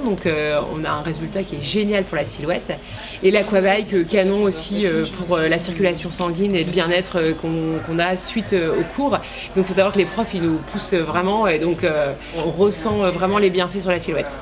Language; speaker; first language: French; native; French